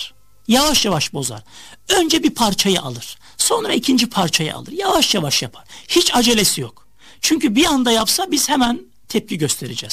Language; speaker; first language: Turkish; native; Turkish